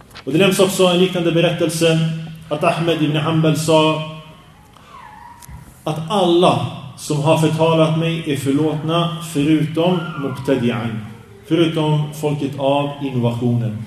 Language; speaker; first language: Swedish; early bilingual, other home language; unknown